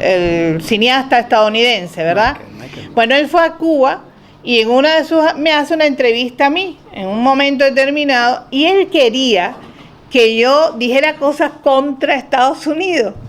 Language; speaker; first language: Spanish; native; Spanish